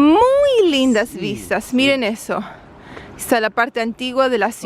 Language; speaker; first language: Spanish; native; Spanish